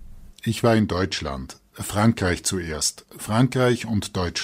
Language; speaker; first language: German; native; German